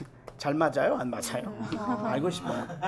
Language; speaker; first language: Korean; non-native, learner; French